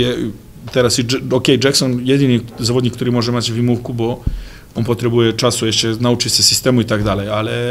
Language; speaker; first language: Polish; non-native, fluent; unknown